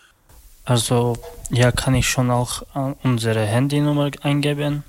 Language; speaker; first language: German; non-native, learner; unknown